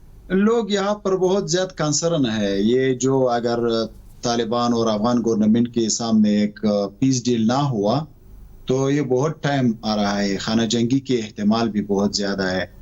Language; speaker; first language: Hindi; non-native, fluent; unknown